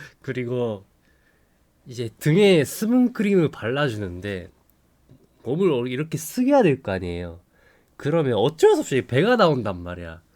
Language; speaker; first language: Korean; non-native, fluent; Japanese